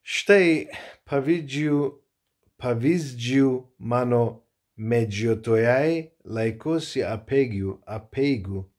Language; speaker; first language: Lithuanian; non-native, learner; Turkish